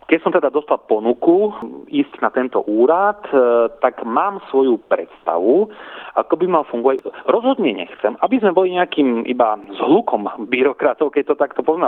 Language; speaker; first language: Slovak; non-native, local second language; Rusyn